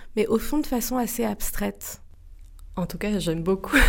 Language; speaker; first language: French; native; French